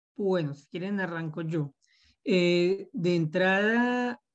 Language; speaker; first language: Spanish; native; Spanish